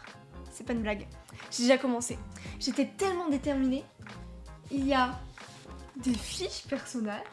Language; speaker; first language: French; native; French